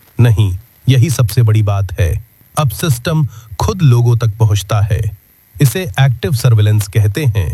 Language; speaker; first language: Hindi; native; Hindi